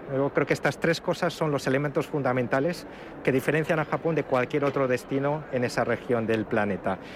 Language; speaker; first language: Spanish; early bilingual, other home language; Japanese